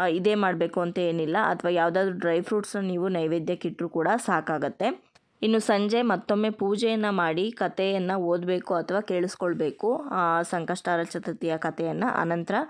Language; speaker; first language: Kannada; native; Kannada